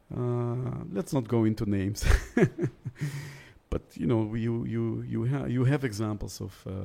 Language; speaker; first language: English; early bilingual, other home language; Russian